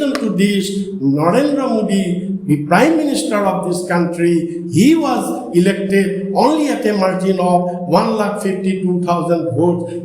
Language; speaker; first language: English; non-native, local second language; Assamese